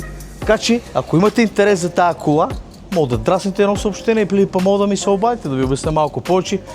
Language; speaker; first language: Bulgarian; native; Bulgarian